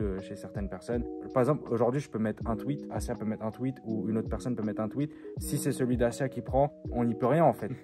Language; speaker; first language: French; early bilingual, other home language; Turkish